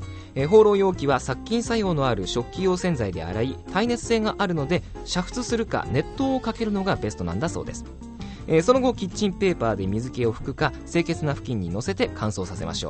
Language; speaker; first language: Japanese; native; Japanese